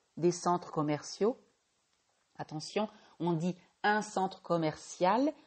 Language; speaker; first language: French; native; French